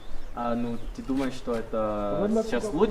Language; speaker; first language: Russian; non-native, learner; English